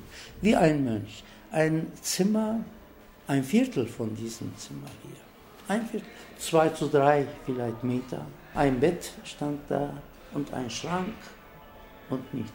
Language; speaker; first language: German; non-native, fluent; Turkish